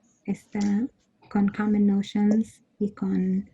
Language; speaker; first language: Spanish; non-native, learner; English